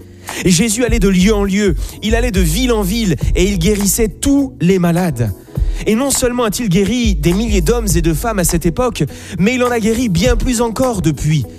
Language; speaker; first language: French; native; French